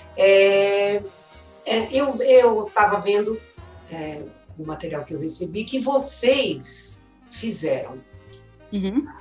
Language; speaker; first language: Portuguese; native; Portuguese